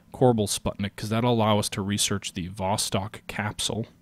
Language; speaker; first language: English; native; English